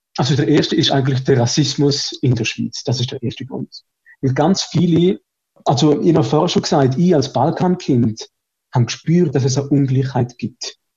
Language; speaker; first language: German; early bilingual, other home language; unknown